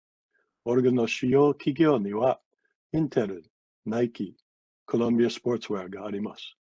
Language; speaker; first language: Japanese; non-native, fluent; English